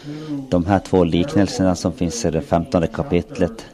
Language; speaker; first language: Swedish; non-native, local second language; Finnish